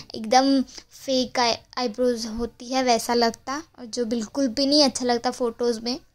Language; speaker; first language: Hindi; non-native, local second language; Gujarati